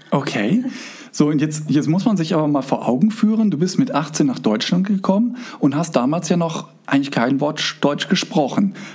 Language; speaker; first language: German; native; German